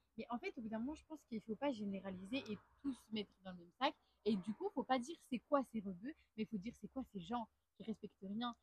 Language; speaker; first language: French; native; French